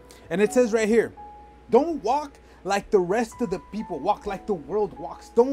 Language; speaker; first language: English; early bilingual, other home language; Spanish